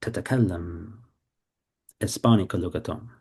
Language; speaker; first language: Arabic; non-native, fluent; English